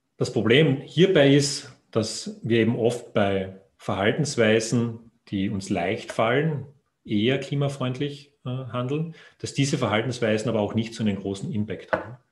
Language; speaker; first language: German; native; German